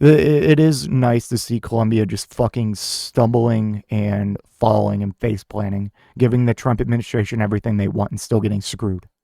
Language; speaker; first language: English; native; English